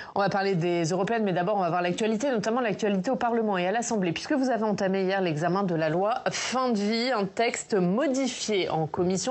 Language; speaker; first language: French; native; French